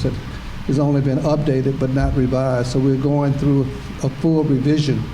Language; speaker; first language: English; native; English